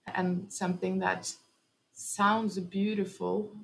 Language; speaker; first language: English; early bilingual, heritage; Norwegian